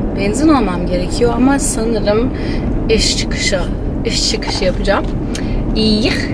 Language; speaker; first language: Turkish; early bilingual, heritage; Turkish